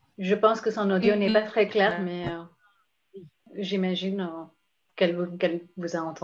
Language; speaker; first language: French; non-native, fluent; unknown